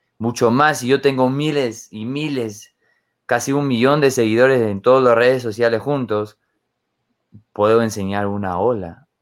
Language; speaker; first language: Spanish; non-native, fluent; English